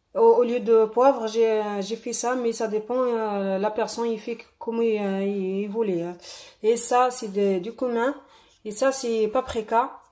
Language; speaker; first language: French; non-native, local second language; Arabic